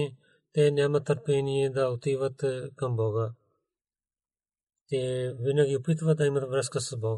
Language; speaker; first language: Bulgarian; non-native, fluent; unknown